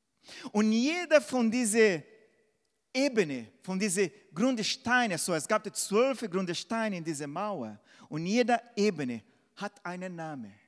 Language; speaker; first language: German; non-native, fluent; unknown